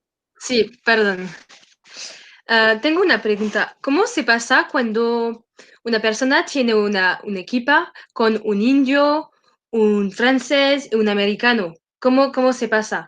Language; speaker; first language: Spanish; non-native, learner; French